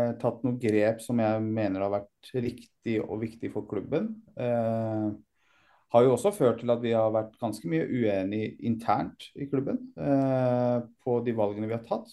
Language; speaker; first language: Norwegian; early bilingual, other home language; Persian